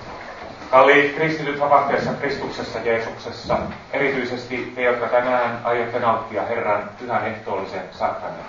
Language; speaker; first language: Finnish; native; Finnish